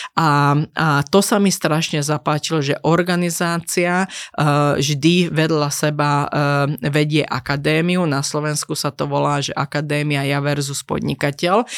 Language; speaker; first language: Slovak; non-native, local second language; Hungarian